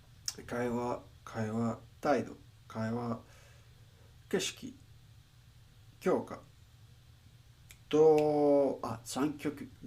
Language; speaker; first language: Japanese; non-native, learner; Spanish